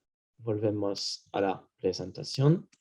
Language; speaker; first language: Spanish; non-native, fluent; French